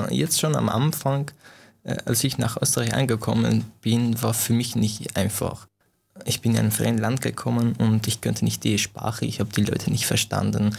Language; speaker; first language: German; non-native, fluent; Persian